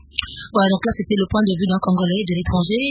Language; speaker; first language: French; non-native, local second language; Lingala